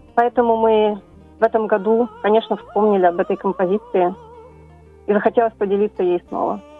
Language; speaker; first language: Russian; native; Russian